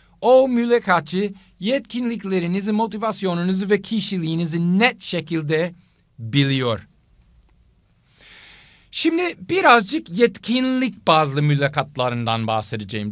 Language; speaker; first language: Turkish; non-native, fluent; English